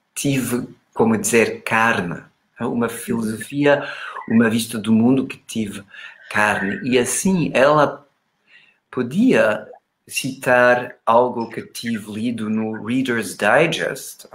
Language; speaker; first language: Portuguese; non-native, fluent; German